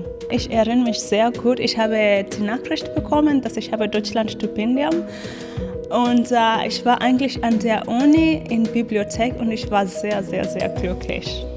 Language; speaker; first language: German; non-native, learner; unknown